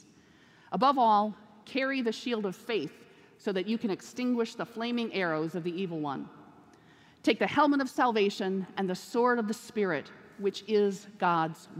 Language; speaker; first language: English; native; English